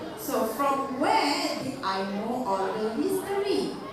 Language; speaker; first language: English; non-native, local second language; Malay